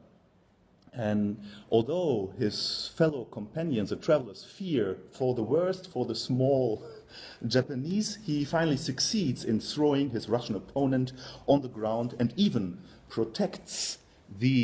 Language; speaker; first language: English; non-native, fluent; German